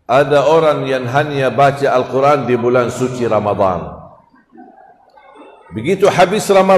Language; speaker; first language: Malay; non-native, fluent; Arabic